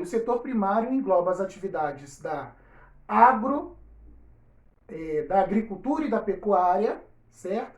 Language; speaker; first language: Portuguese; native; Portuguese